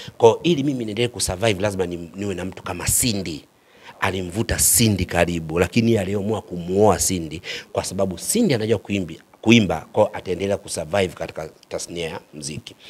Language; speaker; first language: Swahili; native; Swahili